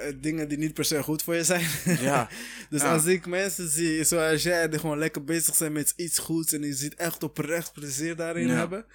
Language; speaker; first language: Dutch; early bilingual, other home language; Kinyarwanda